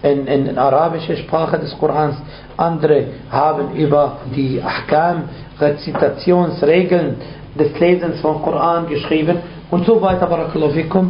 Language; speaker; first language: German; non-native, fluent; Arabic